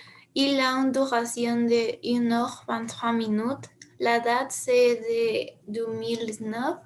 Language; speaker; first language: French; non-native, learner; Spanish